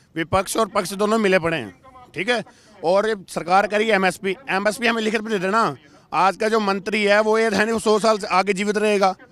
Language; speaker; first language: Hindi; native; Hindi